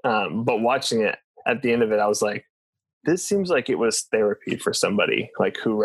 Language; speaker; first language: English; native; English